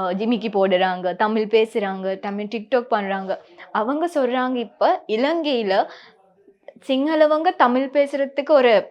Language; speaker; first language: Tamil; non-native, local second language; Sinhala